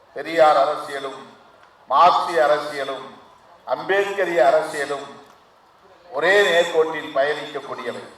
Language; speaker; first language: Tamil; native; Tamil